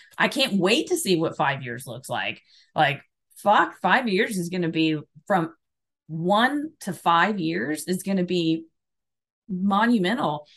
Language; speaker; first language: English; native; English